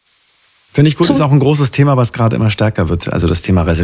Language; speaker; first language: German; native; German